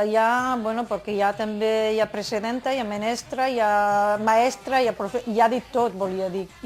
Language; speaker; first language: Catalan; non-native, fluent; Arabic